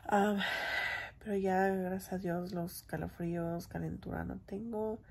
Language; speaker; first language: Spanish; early bilingual, heritage; Spanish